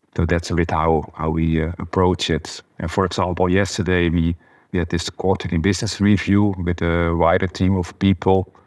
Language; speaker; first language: English; non-native, fluent; Dutch